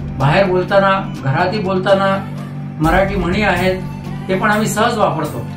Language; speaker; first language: Marathi; non-native, local second language; Urdu